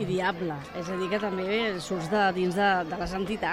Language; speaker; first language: Catalan; native; Catalan